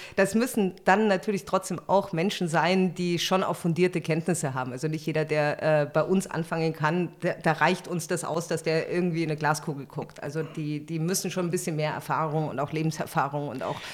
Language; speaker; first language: German; native; German